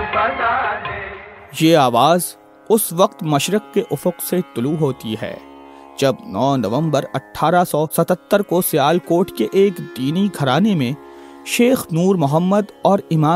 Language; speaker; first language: Urdu; native; Urdu